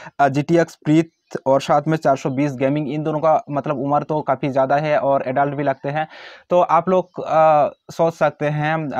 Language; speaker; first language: Hindi; native; Hindi